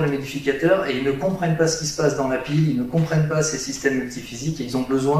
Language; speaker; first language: French; native; French